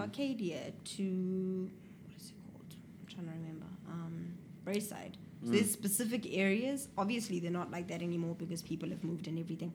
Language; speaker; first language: English; native; English